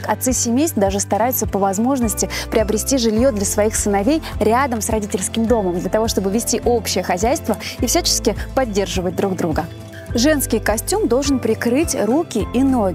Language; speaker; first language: Russian; native; Russian